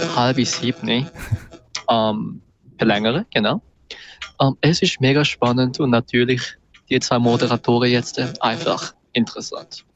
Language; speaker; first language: German; native; German